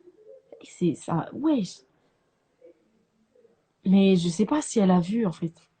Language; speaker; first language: French; native; French